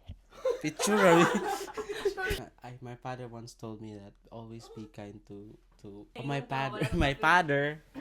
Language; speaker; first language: English; non-native, local second language; Cebuano